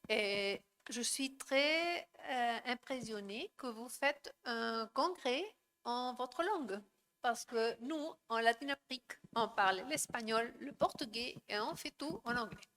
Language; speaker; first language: French; non-native, fluent; Spanish